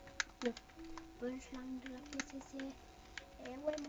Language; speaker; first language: French; native; French